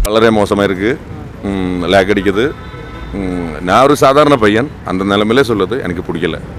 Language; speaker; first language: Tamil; non-native, local second language; Malayalam